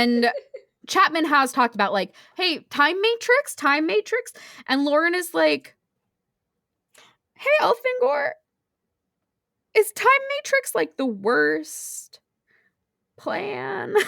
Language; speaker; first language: English; native; English